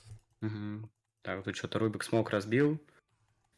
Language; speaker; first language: Russian; native; Russian